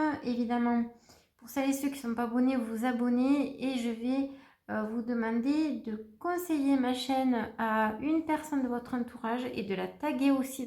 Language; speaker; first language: French; native; French